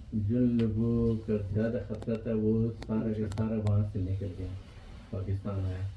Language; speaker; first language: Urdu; non-native, fluent; Pashto